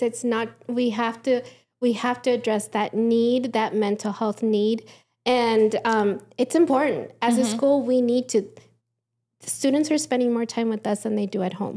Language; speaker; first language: English; early bilingual, other home language; Spanish